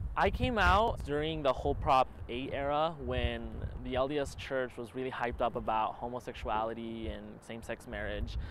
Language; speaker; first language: English; early bilingual, other home language; Spanish